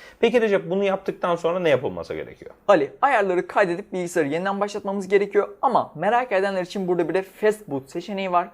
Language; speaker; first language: Turkish; native; Turkish